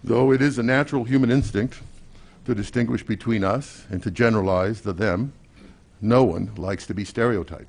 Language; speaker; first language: English; native; English